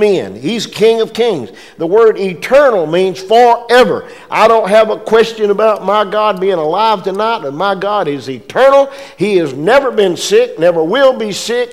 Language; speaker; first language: English; native; English